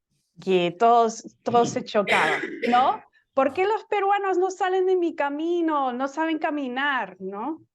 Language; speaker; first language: Spanish; non-native, fluent; English